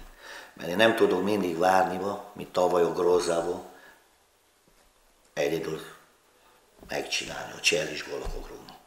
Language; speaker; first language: Hungarian; non-native, learner; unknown